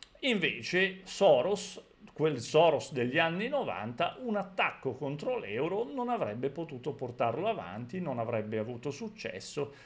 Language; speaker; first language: Italian; native; Italian